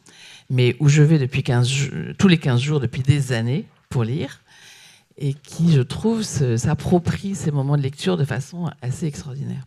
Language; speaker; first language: French; native; French